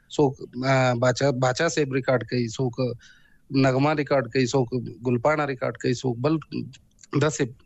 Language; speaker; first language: Pashto; non-native, local second language; Punjabi